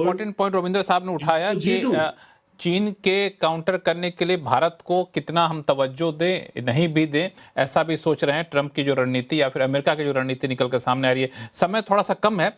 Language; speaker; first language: Hindi; native; Hindi